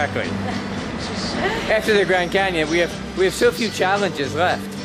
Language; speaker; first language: English; native; English